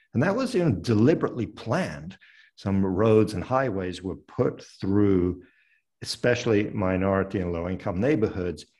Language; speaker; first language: English; early bilingual, other home language; French